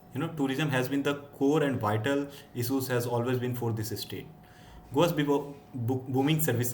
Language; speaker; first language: English; non-native, local second language; Hindi